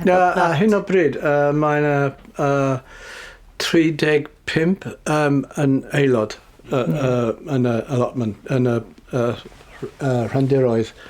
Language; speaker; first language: Welsh; non-native, learner; English